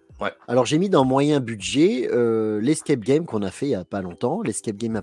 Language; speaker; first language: French; native; French